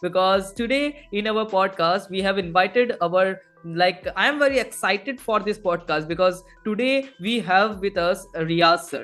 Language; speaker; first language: English; non-native, local second language; Hindi